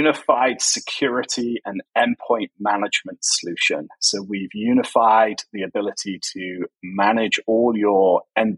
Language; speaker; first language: English; native; English